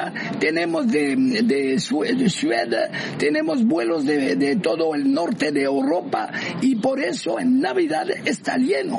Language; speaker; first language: Spanish; non-native, fluent; French